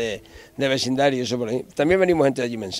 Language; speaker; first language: Spanish; native; Spanish